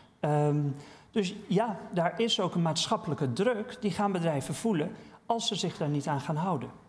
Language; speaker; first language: Dutch; native; Dutch